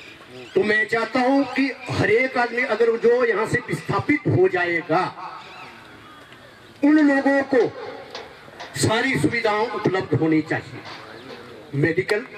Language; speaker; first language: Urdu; non-native, local second language; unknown